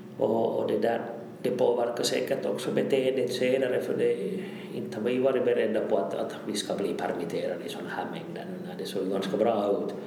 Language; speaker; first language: Swedish; native; Swedish